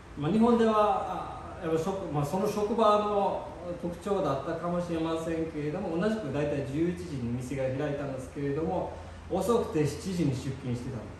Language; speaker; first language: Japanese; early bilingual, heritage; Japanese